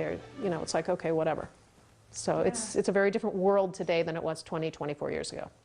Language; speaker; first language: English; native; English